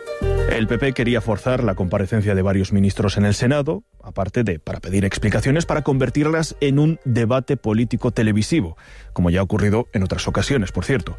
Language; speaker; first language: Spanish; native; Spanish